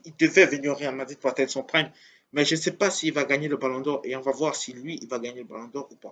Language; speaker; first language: French; native; French